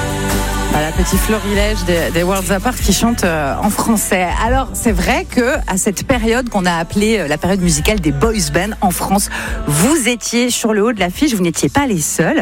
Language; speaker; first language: French; native; French